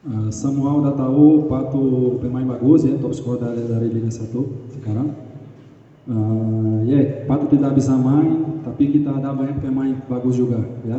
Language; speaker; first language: Indonesian; non-native, fluent; Portuguese